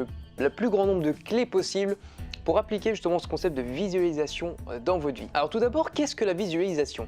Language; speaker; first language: French; native; French